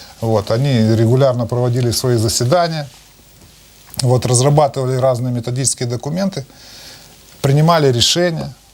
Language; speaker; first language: Russian; native; Russian